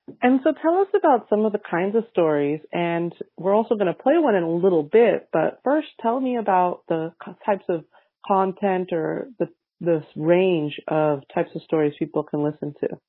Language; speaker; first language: English; early bilingual, other home language; Spanish